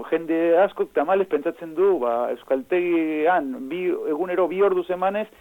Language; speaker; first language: Basque; non-native, fluent; Spanish